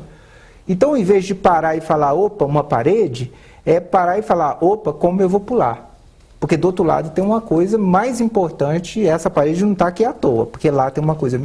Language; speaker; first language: Portuguese; native; Portuguese